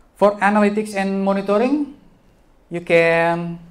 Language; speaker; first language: English; non-native, fluent; Indonesian